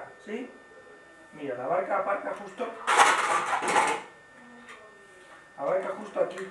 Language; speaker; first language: Spanish; native; Spanish